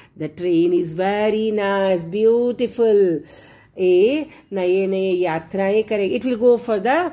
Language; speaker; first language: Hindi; non-native, local second language; Telugu